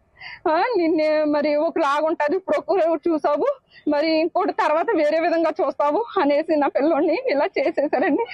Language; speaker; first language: Telugu; native; Telugu